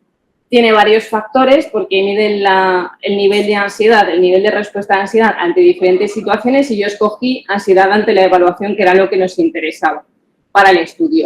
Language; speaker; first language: Spanish; native; Spanish